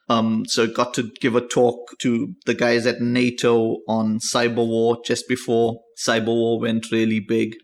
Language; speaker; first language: English; native; English